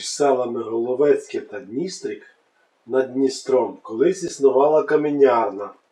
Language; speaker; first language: Ukrainian; native; Ukrainian